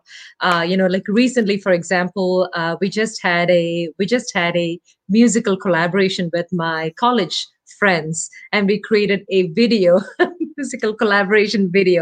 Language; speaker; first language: English; non-native, local second language; Malayalam